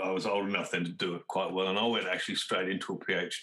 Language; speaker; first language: English; native; English